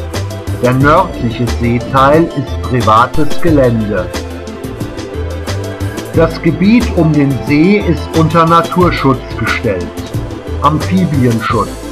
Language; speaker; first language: German; native; German